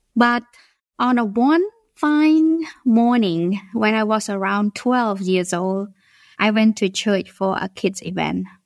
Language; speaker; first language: English; non-native, fluent; Khmer